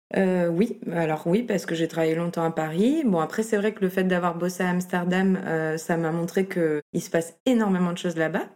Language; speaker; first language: French; native; French